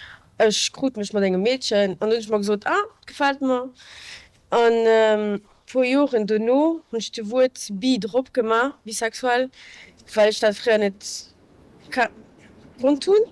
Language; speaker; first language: German; non-native, local second language; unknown